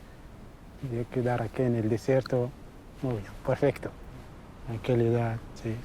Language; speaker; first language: Spanish; non-native, learner; Central Atlas Tamazight